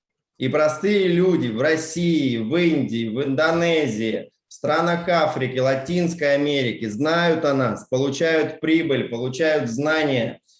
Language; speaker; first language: Russian; native; Russian